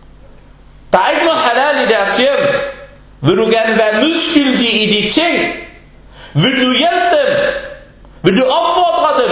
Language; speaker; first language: Danish; non-native, fluent; Arabic